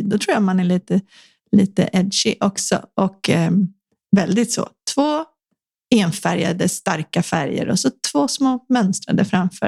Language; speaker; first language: Swedish; native; Swedish